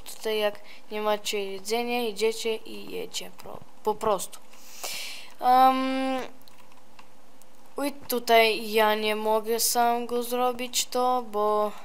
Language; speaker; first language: Polish; early bilingual, heritage; Polish